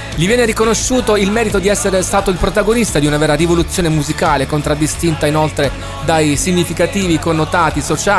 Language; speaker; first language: Italian; native; Italian